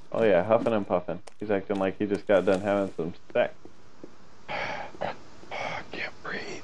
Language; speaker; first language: English; native; English